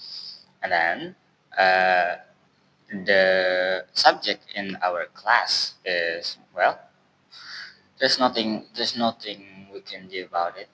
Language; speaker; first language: English; non-native, learner; Indonesian